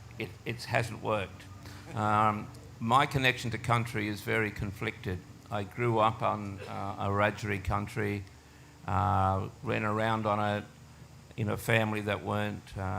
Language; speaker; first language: English; native; English